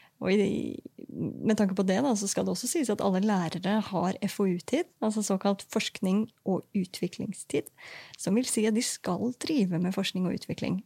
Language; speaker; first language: Norwegian; native; Norwegian